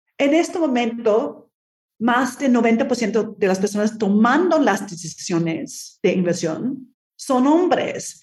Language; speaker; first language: Spanish; non-native, fluent; English